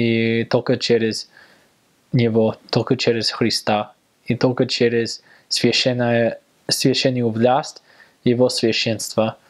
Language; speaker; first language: Russian; non-native, learner; English